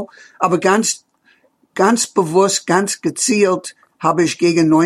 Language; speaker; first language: German; non-native, fluent; English